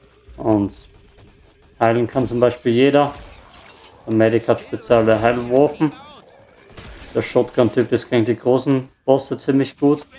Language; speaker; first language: German; native; German